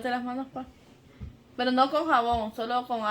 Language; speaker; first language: Spanish; native; Spanish